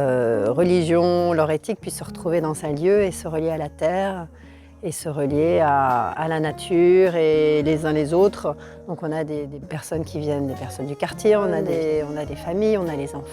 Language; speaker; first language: French; native; French